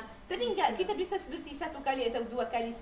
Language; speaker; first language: Indonesian; non-native, learner; Arabic